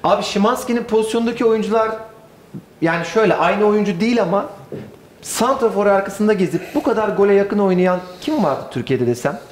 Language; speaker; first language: Turkish; native; Turkish